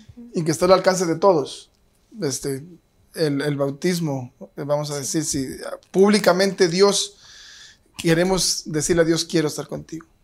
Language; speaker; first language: Spanish; native; Spanish